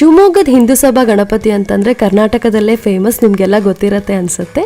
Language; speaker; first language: Kannada; native; Kannada